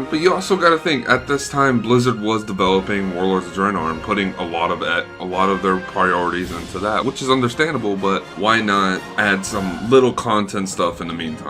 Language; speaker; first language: English; native; English